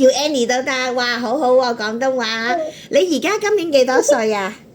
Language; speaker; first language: Cantonese; native; Cantonese